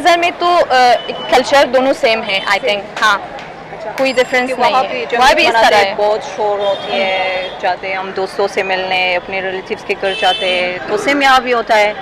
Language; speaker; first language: Hindi; non-native, fluent; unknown